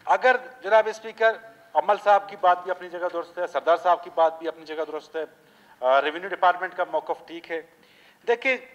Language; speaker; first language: Urdu; non-native, local second language; Baluchi